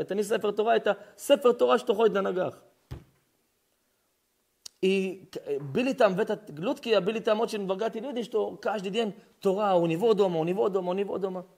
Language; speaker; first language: Russian; early bilingual, heritage; Russian